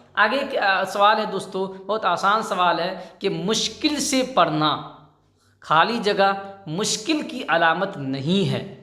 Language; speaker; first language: Urdu; native; Urdu